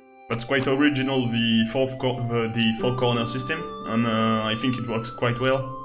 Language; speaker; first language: English; non-native, fluent; French